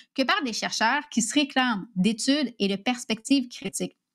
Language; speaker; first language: French; native; French